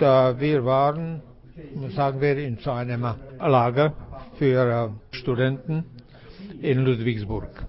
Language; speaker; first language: German; non-native, fluent; Czech